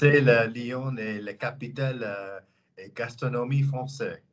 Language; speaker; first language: French; non-native, learner; English